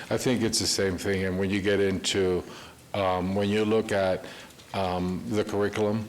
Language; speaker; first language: English; early bilingual, other home language; Spanish